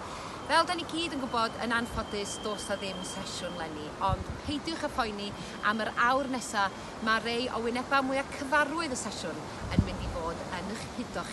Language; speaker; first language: Welsh; native; Welsh